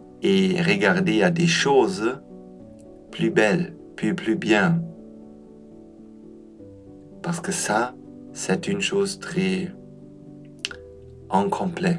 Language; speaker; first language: French; non-native, learner; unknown